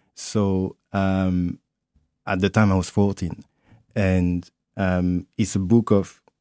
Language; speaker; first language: English; non-native, fluent; French